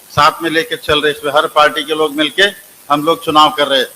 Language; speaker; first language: Hindi; non-native, local second language; Kannada